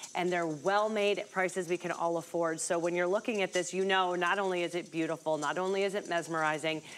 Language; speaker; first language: English; native; English